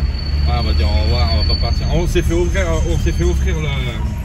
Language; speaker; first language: French; native; French